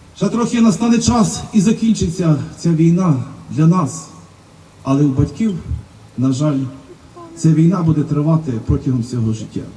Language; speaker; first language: Ukrainian; native; Ukrainian